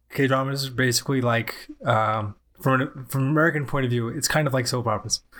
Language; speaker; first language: English; native; English